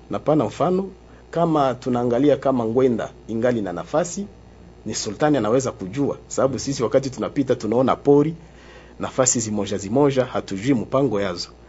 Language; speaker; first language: Swahili; non-native, local second language; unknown